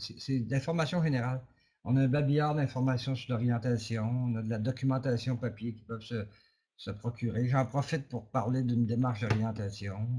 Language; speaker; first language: French; native; French